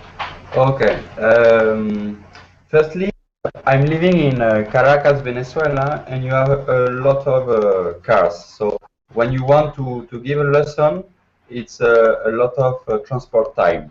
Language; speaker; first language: English; non-native, learner; French